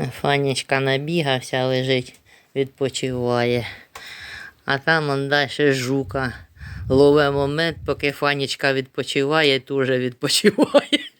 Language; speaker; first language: Ukrainian; native; Ukrainian